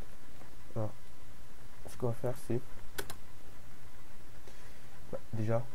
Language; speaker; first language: French; native; French